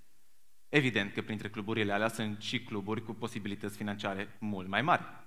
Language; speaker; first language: Romanian; native; Romanian